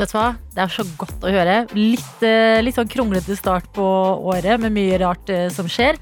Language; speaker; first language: Norwegian; native; Norwegian